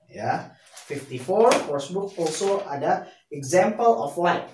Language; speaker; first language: English; non-native, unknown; Indonesian